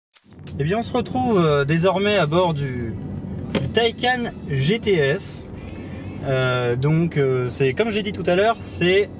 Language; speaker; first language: French; native; French